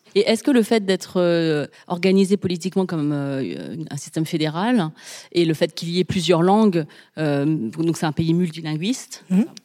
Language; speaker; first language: French; native; French